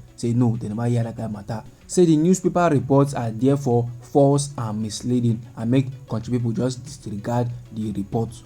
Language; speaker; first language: Nigerian Pidgin; native; Nigerian Pidgin